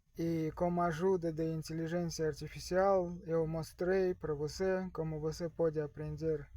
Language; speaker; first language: Portuguese; non-native, learner; Russian